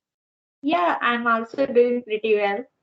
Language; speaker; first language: English; non-native, learner; Hindi